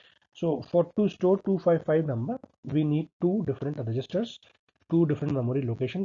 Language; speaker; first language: English; non-native, local second language; Hindi